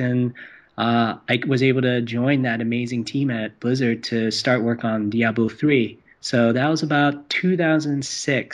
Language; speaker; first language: English; non-native, local second language; Cantonese